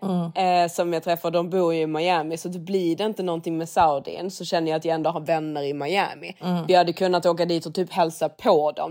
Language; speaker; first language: Swedish; native; Swedish